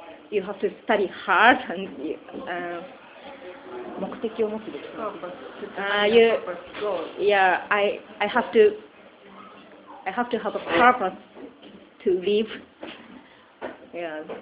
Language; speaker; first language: English; non-native, learner; Japanese